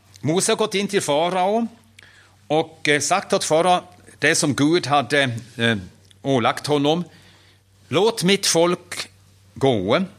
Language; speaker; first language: Swedish; non-native, fluent; German